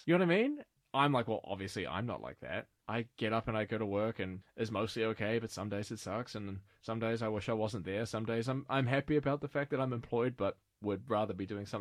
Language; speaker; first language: English; native; English